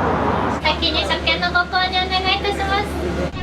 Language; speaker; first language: Japanese; native; Japanese